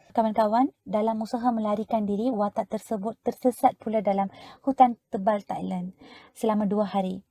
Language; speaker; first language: Malay; non-native, local second language; Tamil